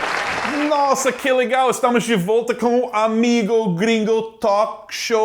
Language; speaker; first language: Portuguese; non-native, fluent; English